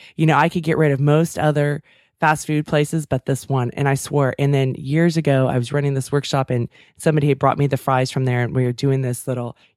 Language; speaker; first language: English; native; English